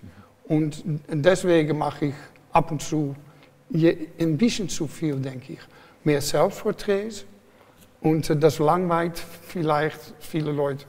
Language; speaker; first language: German; non-native, fluent; Dutch